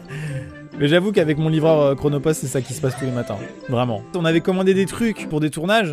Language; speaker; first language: French; native; French